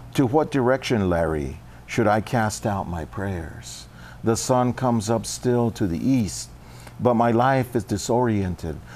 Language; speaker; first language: English; early bilingual, other home language; Spanish